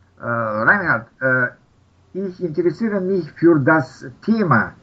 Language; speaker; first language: German; non-native, learner; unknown